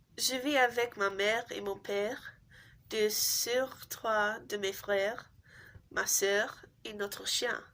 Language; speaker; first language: French; non-native, learner; English